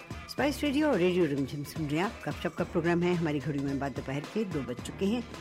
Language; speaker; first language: Hindi; early bilingual, other home language; Punjabi